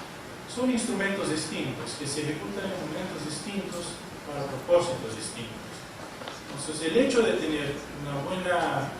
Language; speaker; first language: Spanish; non-native, fluent; Portuguese